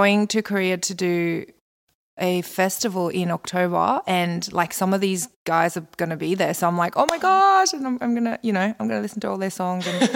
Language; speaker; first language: English; non-native, local second language; Korean